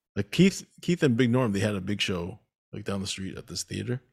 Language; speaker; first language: English; early bilingual, other home language; Filipino